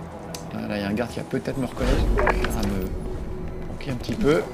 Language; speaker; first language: French; native; French